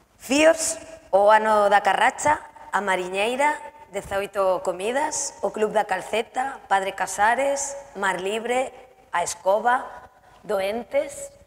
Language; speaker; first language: Galician; native; Galician